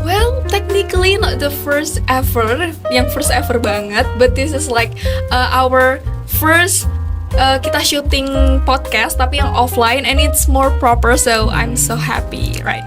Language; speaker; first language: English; non-native, learner; Indonesian